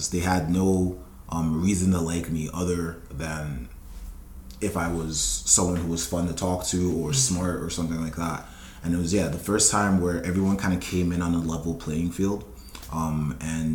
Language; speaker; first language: English; non-native, local second language; Yoruba